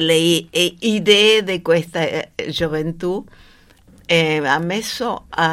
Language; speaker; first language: Italian; non-native, fluent; Spanish